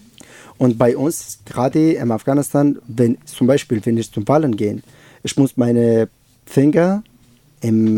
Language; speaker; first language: German; non-native, learner; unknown